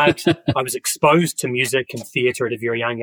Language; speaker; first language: English; native; English